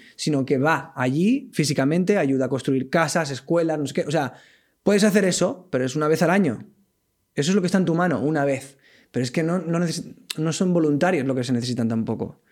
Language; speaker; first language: Spanish; non-native, local second language; Catalan